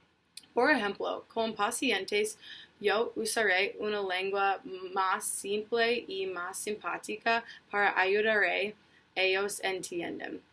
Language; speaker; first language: Spanish; non-native, learner; English